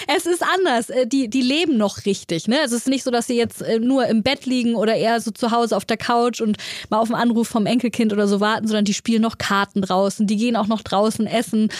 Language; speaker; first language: German; native; German